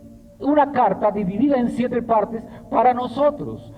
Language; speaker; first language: Spanish; native; Spanish